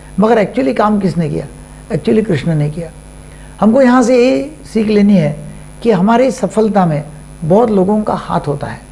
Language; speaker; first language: Hindi; non-native, local second language; Marathi